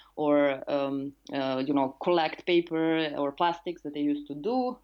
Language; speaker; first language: English; non-native, fluent; Serbian